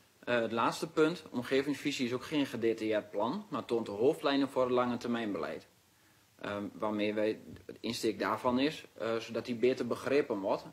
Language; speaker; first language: Dutch; native; Dutch